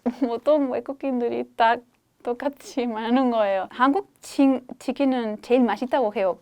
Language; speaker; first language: Korean; non-native, fluent; Spanish